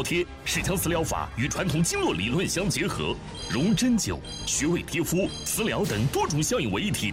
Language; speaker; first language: Chinese; native; Chinese